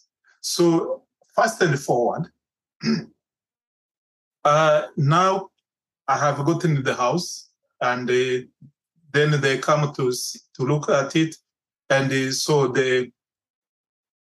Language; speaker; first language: English; non-native, local second language; Kinyarwanda